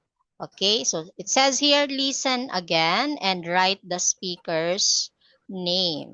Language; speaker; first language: English; non-native, fluent; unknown